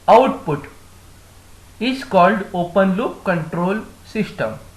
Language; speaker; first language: English; non-native, local second language; Gujarati